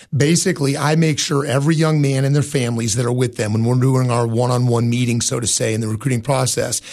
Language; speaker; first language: English; native; English